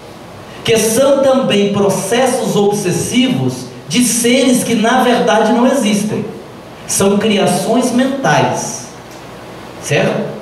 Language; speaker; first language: Portuguese; native; Portuguese